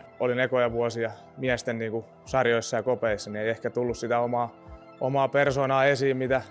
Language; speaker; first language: Finnish; early bilingual, other home language; Russian